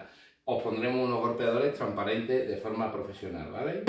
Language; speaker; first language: Spanish; native; Spanish